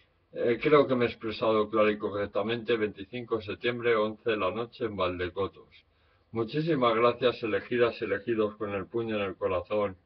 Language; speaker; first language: Spanish; native; Spanish